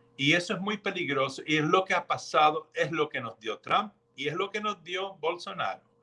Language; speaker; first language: Spanish; non-native, fluent; English